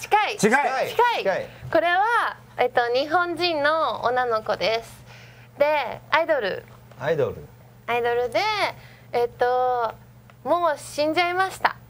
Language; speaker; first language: Japanese; non-native, learner; Chinese